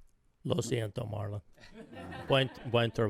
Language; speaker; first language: Spanish; non-native, learner; English